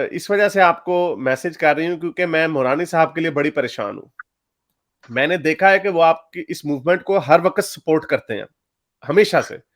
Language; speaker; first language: Urdu; native; Urdu